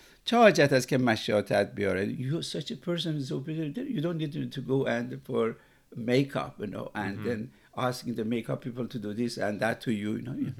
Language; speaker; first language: English; non-native, fluent; Persian